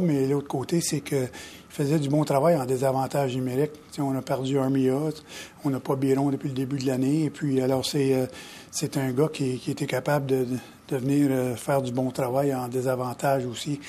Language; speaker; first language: French; native; French